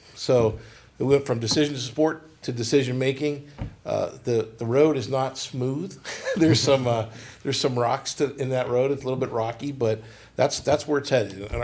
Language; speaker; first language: English; native; English